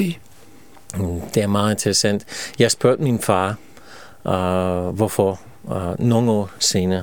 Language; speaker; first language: Danish; non-native, fluent; Russian